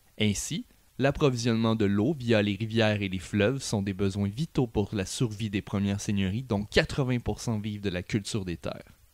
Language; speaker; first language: French; native; French